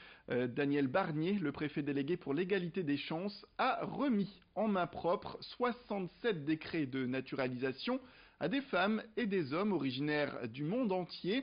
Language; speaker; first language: French; native; French